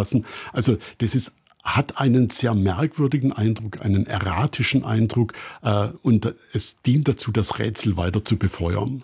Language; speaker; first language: German; native; German